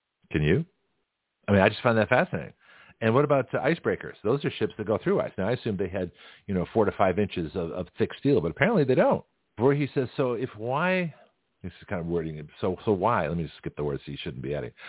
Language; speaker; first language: English; native; English